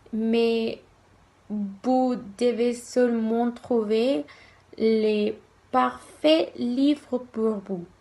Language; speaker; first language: French; non-native, learner; Spanish